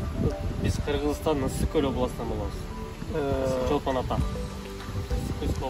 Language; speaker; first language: Turkish; non-native, learner; Kyrgyz